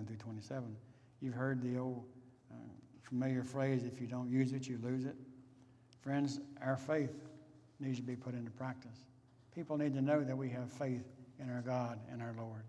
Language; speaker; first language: English; native; English